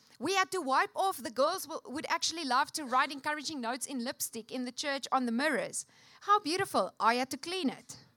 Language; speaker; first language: English; non-native, local second language; Afrikaans